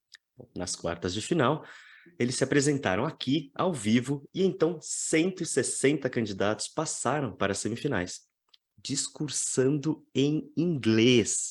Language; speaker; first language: Portuguese; native; Portuguese